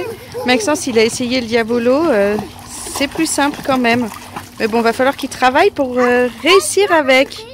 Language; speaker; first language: French; native; French